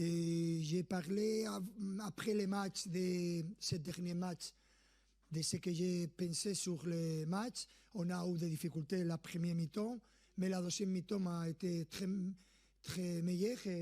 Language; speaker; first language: French; non-native, fluent; Spanish